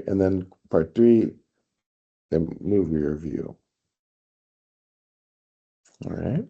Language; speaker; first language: English; non-native, fluent; Thai